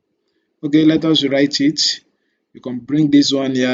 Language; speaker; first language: English; non-native, local second language; Yoruba